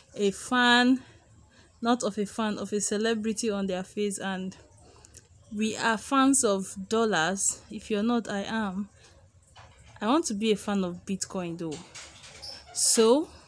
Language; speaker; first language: English; non-native, local second language; Igbo